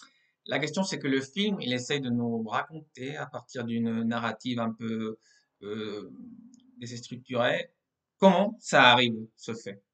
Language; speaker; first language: French; non-native, fluent; Spanish